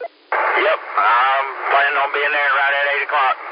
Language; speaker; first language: English; native; English